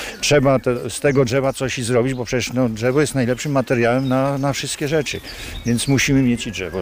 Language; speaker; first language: Polish; native; Polish